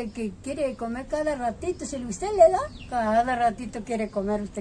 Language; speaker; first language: Spanish; native; Spanish